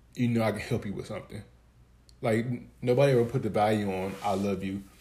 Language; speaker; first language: English; native; English